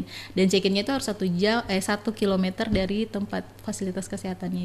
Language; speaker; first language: Indonesian; native; Indonesian